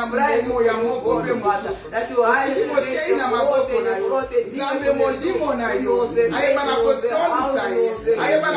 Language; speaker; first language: Dutch; non-native, learner; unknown